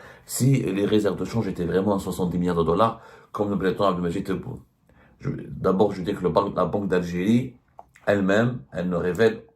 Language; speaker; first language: French; non-native, local second language; Arabic